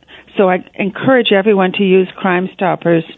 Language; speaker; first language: English; native; English